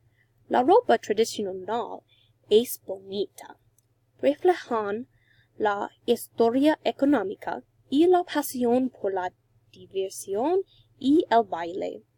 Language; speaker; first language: Spanish; non-native, learner; English